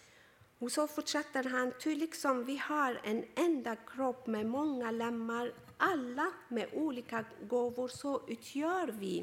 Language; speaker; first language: Swedish; non-native, fluent; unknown